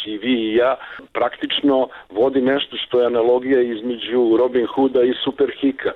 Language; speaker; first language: Serbian; native; Serbian